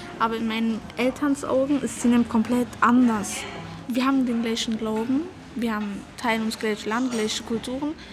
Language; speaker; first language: German; early bilingual, other home language; Turkish